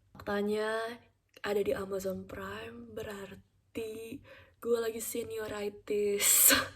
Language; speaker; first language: Indonesian; native; Indonesian